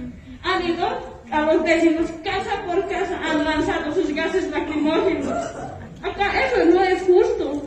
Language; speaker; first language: Spanish; native; Spanish